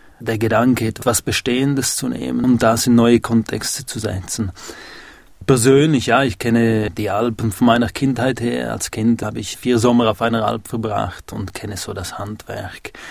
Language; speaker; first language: German; non-native, local second language; Romansh